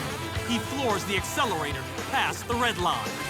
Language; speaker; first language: English; native; English